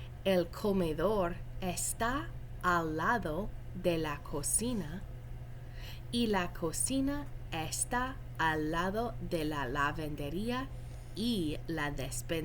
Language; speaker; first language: Spanish; non-native, fluent; English